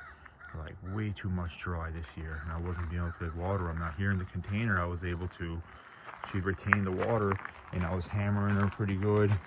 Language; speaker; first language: English; native; English